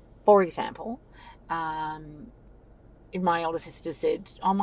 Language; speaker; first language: English; native; English